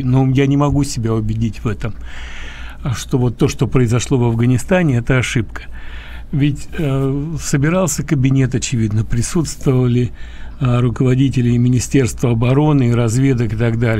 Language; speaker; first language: Russian; native; Russian